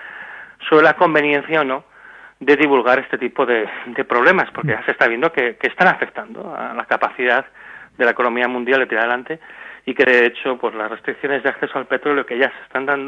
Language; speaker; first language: Spanish; native; Spanish